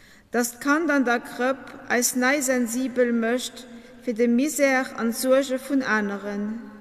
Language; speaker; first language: German; non-native, local second language; Luxembourgish